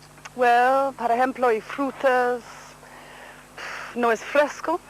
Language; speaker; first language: Spanish; non-native, learner; English